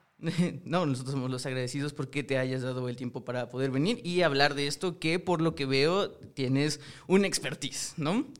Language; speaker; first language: Spanish; native; Spanish